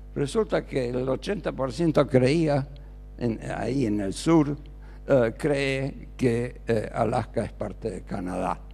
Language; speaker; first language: Spanish; early bilingual, other home language; German